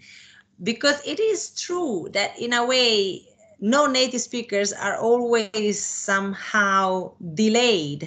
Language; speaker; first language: English; non-native, fluent; Italian